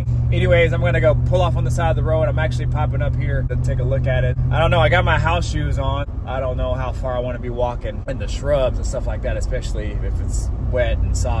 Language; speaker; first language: English; native; English